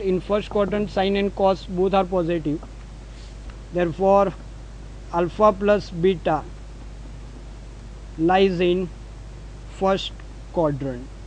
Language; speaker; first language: English; non-native, local second language; Gujarati